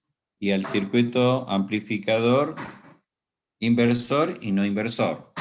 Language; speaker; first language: Spanish; native; Spanish